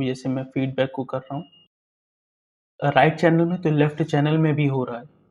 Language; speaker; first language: Hindi; native; Hindi